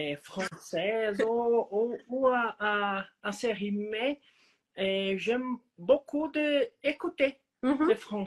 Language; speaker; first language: French; non-native, learner; Portuguese